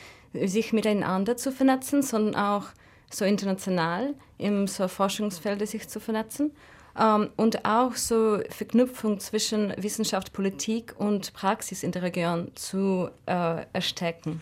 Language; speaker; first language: German; non-native, fluent; Russian